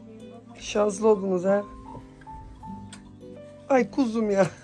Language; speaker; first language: Turkish; early bilingual, heritage; Turkish